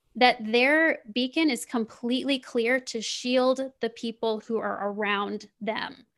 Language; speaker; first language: English; native; English